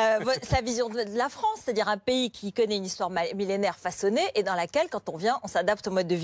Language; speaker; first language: French; native; French